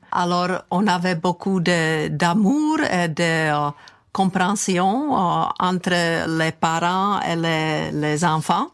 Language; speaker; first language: French; non-native, fluent; Czech